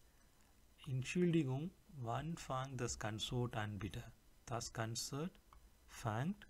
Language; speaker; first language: German; non-native, fluent; English